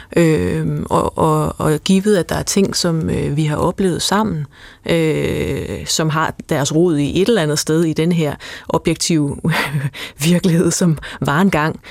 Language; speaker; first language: Danish; native; Danish